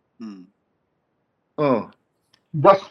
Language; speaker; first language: Japanese; non-native, fluent; Chinese